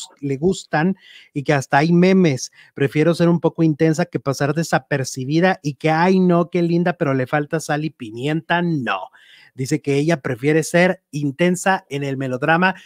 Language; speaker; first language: Spanish; native; Spanish